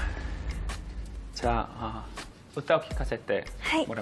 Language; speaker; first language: Japanese; non-native, fluent; Korean